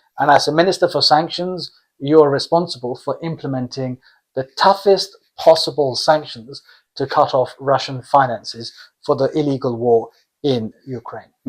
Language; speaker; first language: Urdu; early bilingual, heritage; Urdu